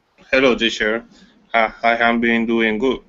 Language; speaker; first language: English; non-native, learner; Spanish